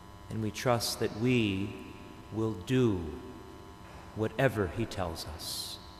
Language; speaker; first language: English; native; English